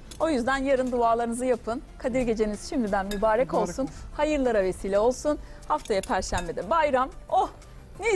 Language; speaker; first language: Turkish; native; Turkish